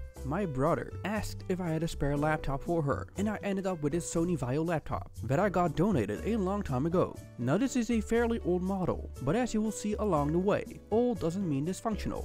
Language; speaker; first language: English; non-native, fluent; Dutch